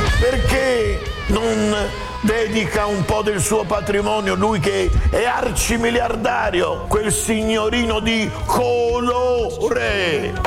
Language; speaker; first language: Italian; native; Italian